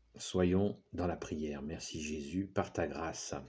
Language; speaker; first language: French; native; French